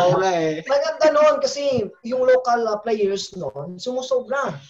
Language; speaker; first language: Filipino; native; Filipino